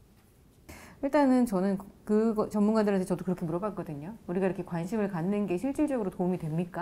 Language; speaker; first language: Korean; native; Korean